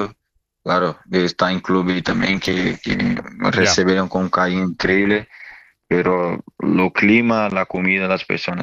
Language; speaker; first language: Spanish; non-native, learner; Portuguese